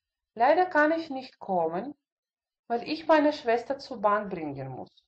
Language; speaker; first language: German; non-native, fluent; Russian